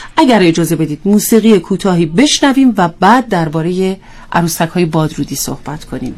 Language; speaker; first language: Persian; native; Persian